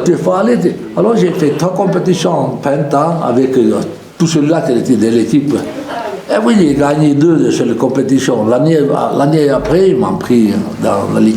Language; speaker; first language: French; non-native, local second language; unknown